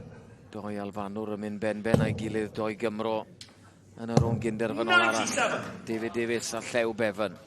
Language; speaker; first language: Welsh; native; Welsh